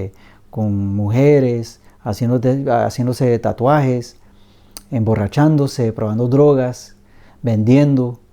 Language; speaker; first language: Spanish; early bilingual, other home language; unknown